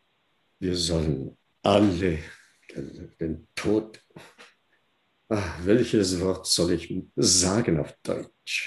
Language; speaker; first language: German; non-native, fluent; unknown